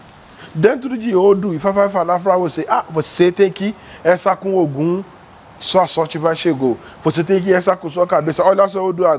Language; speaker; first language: Portuguese; non-native, learner; Yoruba